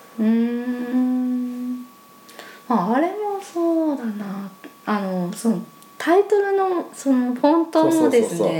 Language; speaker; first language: Japanese; native; Japanese